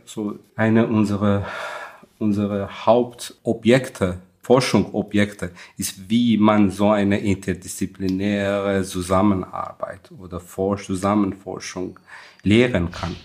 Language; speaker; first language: German; non-native, fluent; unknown